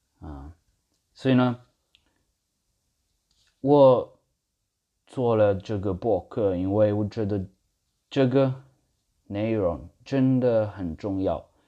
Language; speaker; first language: Chinese; non-native, learner; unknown